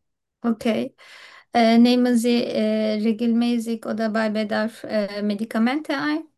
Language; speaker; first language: German; non-native, learner; Turkish